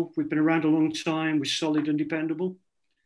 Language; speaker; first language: English; native; English